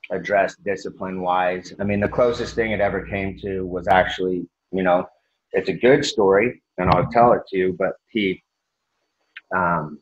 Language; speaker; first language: English; native; English